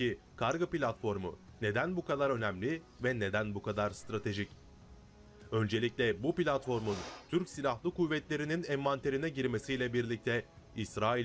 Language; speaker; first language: Turkish; native; Turkish